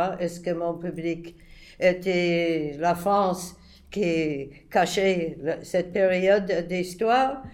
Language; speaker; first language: French; non-native, fluent; English